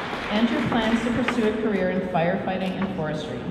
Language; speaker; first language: English; native; English